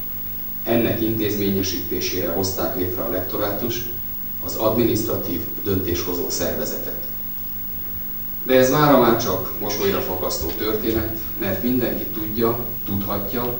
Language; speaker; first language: Hungarian; native; Hungarian